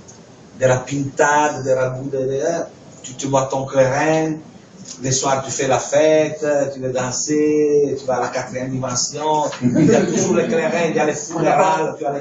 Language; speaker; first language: French; non-native, fluent; Italian